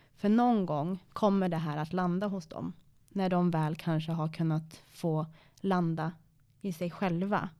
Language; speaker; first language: Swedish; early bilingual, other home language; Persian